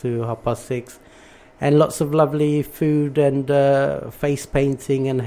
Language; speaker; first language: English; early bilingual, other home language; Bangla